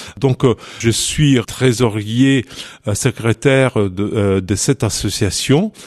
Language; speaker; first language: French; non-native, fluent; Italian